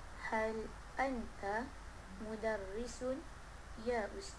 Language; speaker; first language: Arabic; non-native, learner; Malay